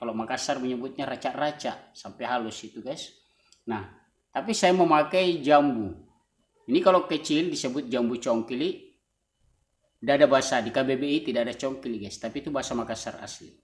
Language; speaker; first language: Indonesian; non-native, local second language; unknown